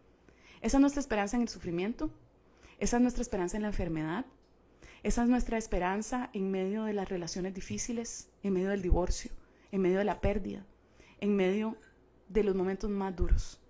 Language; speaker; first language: Spanish; native; Spanish